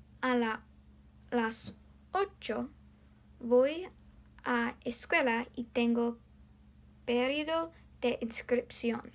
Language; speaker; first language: Spanish; non-native, learner; English